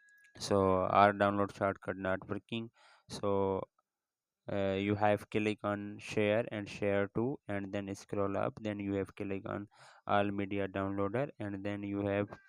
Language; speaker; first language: English; non-native, local second language; Urdu